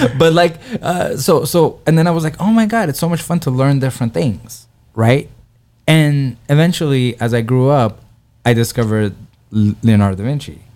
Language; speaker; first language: English; early bilingual, other home language; Persian